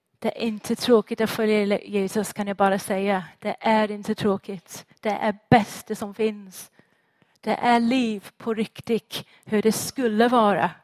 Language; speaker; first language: Swedish; non-native, fluent; English